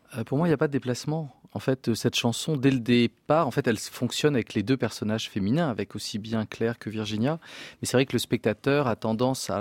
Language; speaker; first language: French; native; French